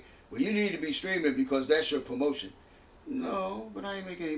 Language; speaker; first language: English; native; English